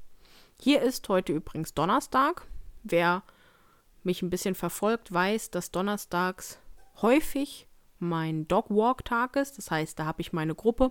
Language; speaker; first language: German; native; German